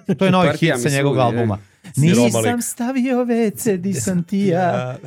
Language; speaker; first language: Serbian; native; Serbian